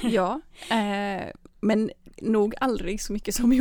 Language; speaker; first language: Swedish; native; Swedish